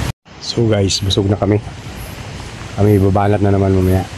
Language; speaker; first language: Filipino; native; Filipino